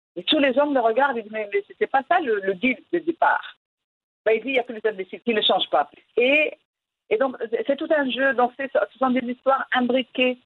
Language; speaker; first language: French; non-native, local second language; Arabic